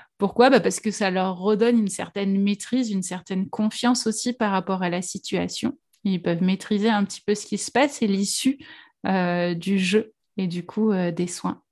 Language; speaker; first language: French; native; French